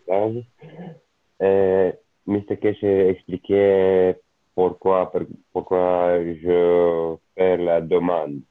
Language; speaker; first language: French; non-native, learner; Italian